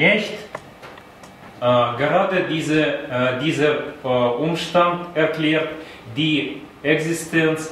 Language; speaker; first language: German; non-native, learner; Russian